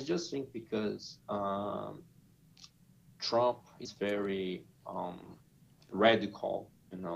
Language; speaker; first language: English; non-native, fluent; Portuguese